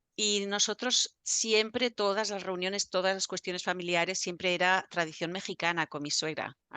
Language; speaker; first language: Spanish; native; Spanish